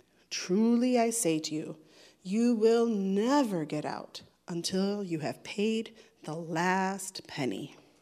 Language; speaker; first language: English; early bilingual, other home language; Spanish